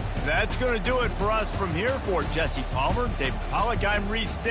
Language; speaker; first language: English; native; English